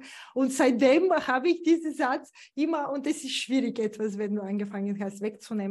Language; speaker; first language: German; non-native, fluent; Bulgarian